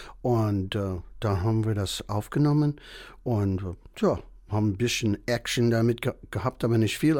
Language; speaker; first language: German; non-native, fluent; English